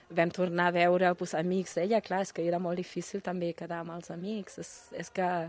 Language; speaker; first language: Catalan; non-native, fluent; German